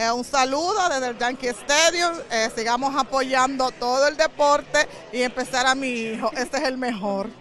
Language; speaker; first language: Spanish; native; Spanish